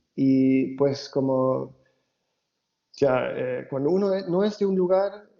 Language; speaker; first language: Spanish; non-native, fluent; German